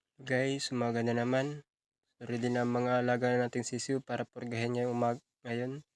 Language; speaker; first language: Filipino; native; Filipino